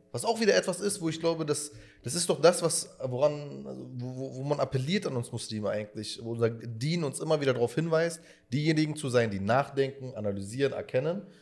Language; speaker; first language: German; early bilingual, other home language; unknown